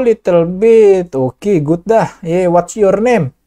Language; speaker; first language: English; non-native, learner; Indonesian